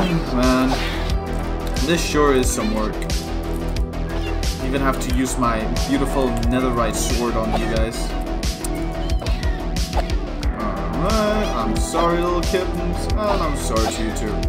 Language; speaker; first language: English; native; English